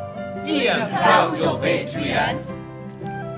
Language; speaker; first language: Welsh; non-native, local second language; English